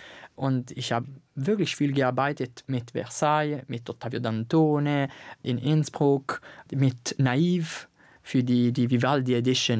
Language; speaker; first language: German; non-native, fluent; Italian